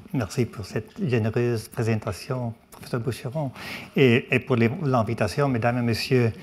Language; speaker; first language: French; non-native, learner; English